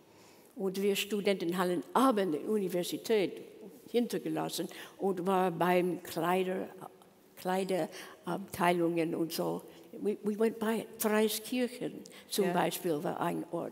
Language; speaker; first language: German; non-native, learner; English